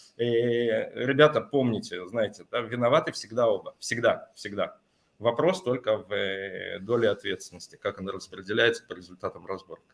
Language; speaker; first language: Russian; native; Russian